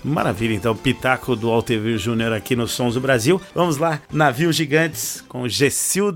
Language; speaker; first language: Portuguese; native; Portuguese